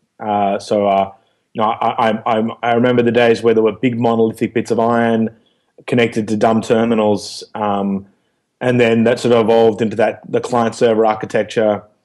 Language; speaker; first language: English; native; English